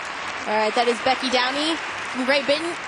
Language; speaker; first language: English; native; English